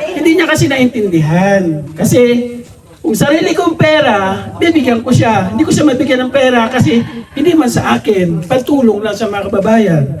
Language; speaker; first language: Filipino; non-native, local second language; Waray